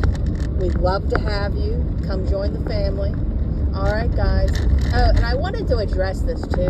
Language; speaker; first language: English; native; English